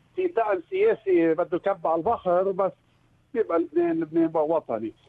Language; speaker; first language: Arabic; native; Arabic